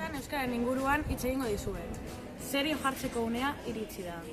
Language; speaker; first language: Basque; native; Basque